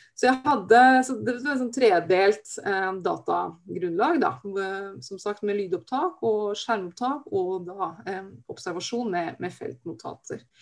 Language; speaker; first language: Norwegian; native; Norwegian